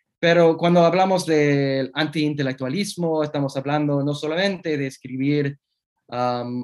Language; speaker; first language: Spanish; non-native, fluent; English